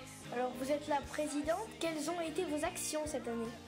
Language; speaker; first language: French; native; French